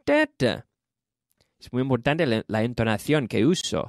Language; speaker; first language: Spanish; non-native, fluent; English